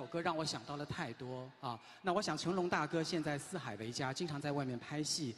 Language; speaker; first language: Chinese; native; Chinese